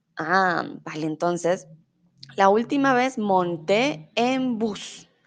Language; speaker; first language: Spanish; native; Spanish